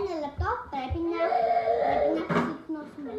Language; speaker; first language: Greek; early bilingual, heritage; Greek